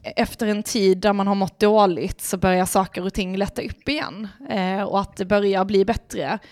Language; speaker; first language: Swedish; native; Swedish